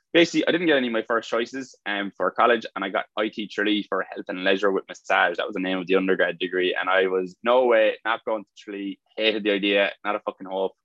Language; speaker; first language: English; native; English